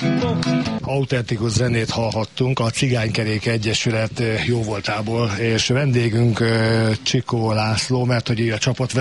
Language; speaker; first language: Hungarian; native; Hungarian